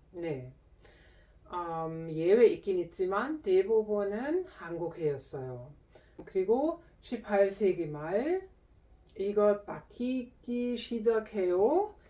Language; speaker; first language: Korean; non-native, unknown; German